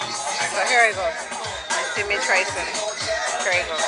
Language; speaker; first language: English; native; English